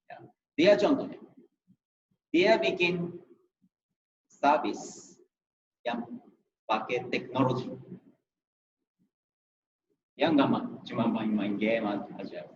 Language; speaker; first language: Indonesian; non-native, fluent; Japanese